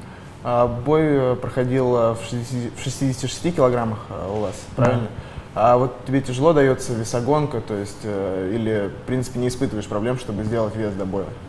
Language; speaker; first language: Russian; native; Russian